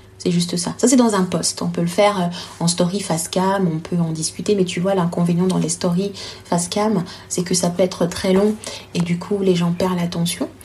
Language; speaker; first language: French; non-native, local second language; Lingala